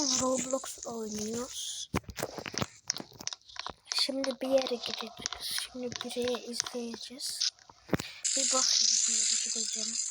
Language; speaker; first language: Turkish; early bilingual, heritage; Turkish